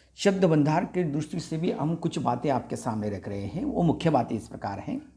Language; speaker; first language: Hindi; non-native, local second language; Marathi